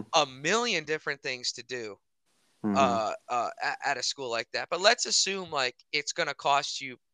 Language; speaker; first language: English; early bilingual, other home language; Hindi